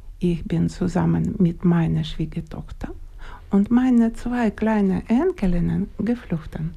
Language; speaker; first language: German; non-native, learner; Russian